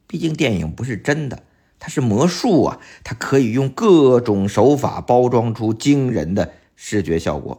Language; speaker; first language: Chinese; native; Chinese